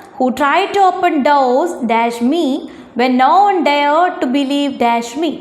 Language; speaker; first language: English; non-native, local second language; Malayalam